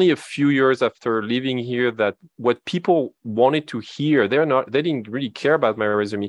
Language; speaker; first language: English; non-native, fluent; French